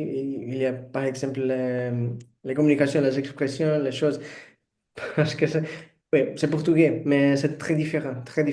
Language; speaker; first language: French; non-native, learner; Portuguese